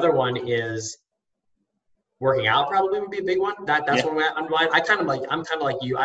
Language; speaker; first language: English; native; English